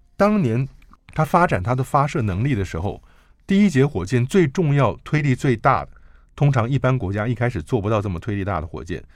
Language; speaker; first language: Chinese; native; Chinese